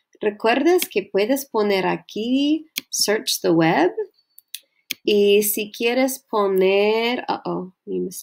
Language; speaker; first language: Spanish; non-native, learner; English